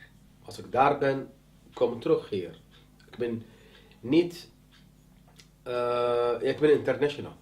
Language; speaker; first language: Dutch; non-native, learner; Arabic